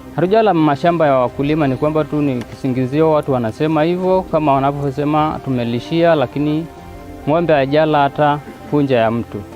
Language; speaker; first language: Swahili; non-native, local second language; Masai